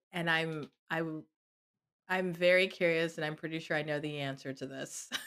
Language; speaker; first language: English; early bilingual, other home language; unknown